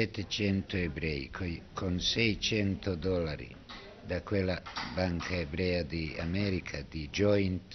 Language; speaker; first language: Italian; non-native, learner; Bosnian